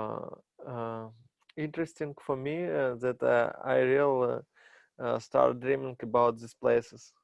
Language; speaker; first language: English; non-native, learner; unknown